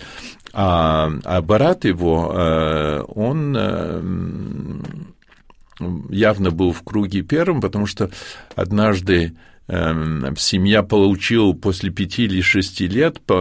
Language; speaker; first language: Russian; early bilingual, heritage; Russian